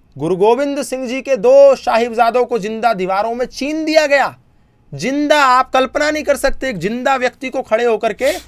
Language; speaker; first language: Hindi; native; Hindi